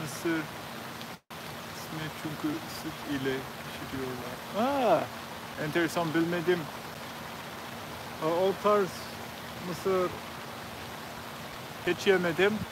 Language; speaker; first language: Turkish; non-native, learner; English